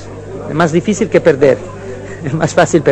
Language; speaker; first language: Spanish; non-native, fluent; Italian